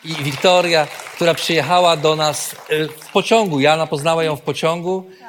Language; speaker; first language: Polish; native; Polish